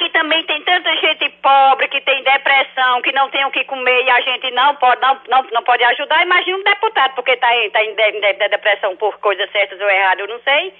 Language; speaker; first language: Portuguese; native; Portuguese